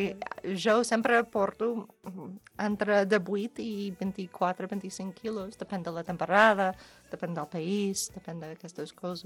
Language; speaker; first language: Catalan; non-native, learner; English